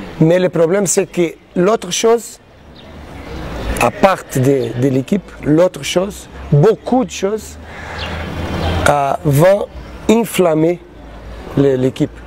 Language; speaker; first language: French; non-native, learner; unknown